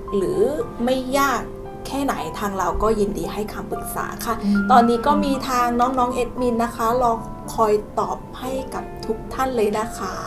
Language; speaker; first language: Thai; non-native, fluent; Korean